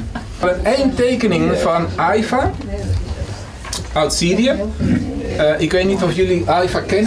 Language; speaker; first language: Dutch; non-native, fluent; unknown